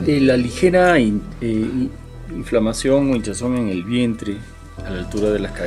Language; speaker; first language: Spanish; native; Spanish